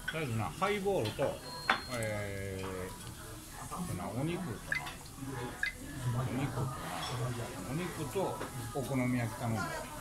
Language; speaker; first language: Japanese; native; Japanese